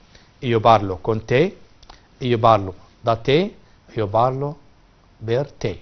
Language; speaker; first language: Italian; non-native, fluent; Arabic